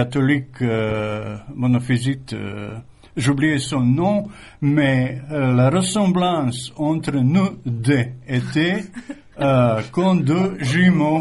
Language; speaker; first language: French; non-native, fluent; Croatian